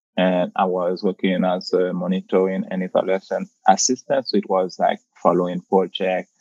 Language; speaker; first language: English; non-native, fluent; Haitian Creole